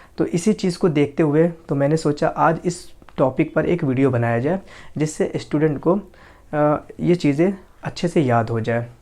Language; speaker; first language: Hindi; native; Hindi